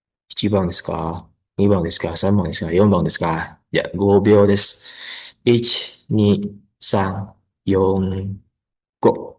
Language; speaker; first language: Japanese; non-native, learner; Indonesian